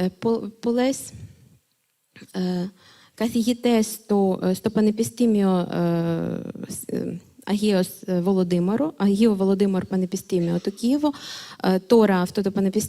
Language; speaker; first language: Greek; non-native, fluent; Ukrainian